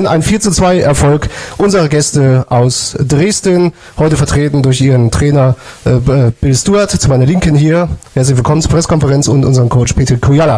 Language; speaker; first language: German; native; German